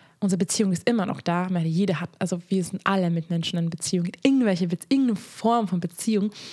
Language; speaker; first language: German; non-native, fluent; Hungarian